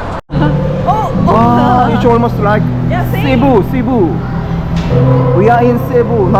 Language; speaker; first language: English; non-native, learner; Korean